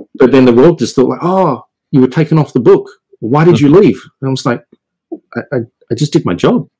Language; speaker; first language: English; native; English